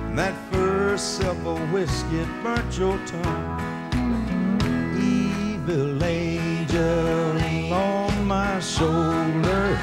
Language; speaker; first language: English; native; English